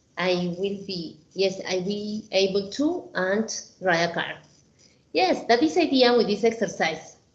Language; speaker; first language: English; non-native, fluent; Spanish